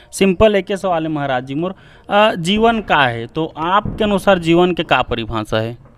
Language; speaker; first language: Hindi; native; Hindi